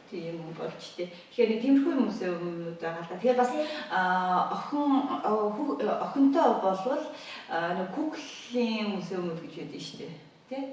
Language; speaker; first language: Mongolian; native; Mongolian